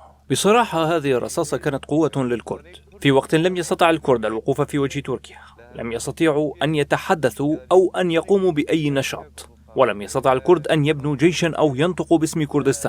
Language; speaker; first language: Arabic; non-native, local second language; Kurdish